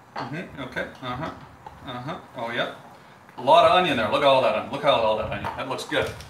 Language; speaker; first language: English; native; English